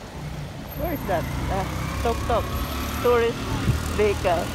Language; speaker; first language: English; non-native, local second language; Filipino